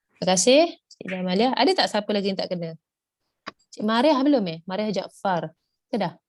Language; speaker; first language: Malay; native; Malay